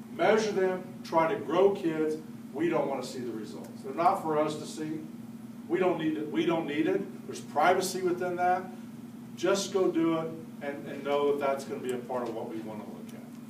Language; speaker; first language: English; native; English